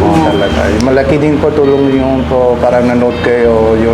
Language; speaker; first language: Filipino; non-native, learner; Punjabi